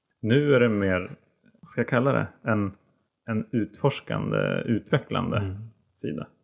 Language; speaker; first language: Swedish; native; Swedish